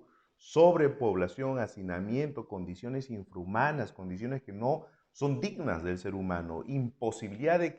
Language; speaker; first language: Spanish; native; Spanish